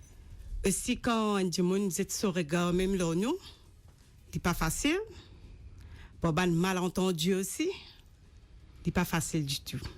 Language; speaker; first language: French; non-native, local second language; Morisyen